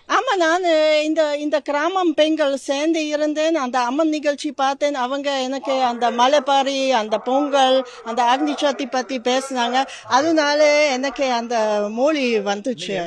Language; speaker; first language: Tamil; non-native, learner; German